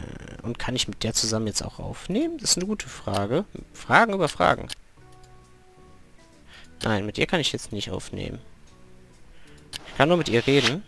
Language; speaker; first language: German; native; German